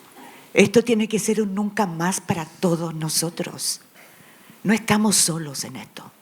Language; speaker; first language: Spanish; native; Spanish